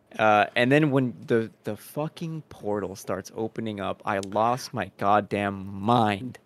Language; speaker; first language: English; early bilingual, other home language; Spanish